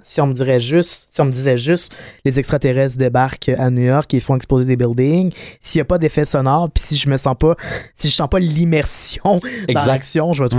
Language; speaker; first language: French; native; French